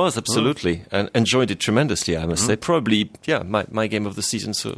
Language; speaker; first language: English; non-native, fluent; French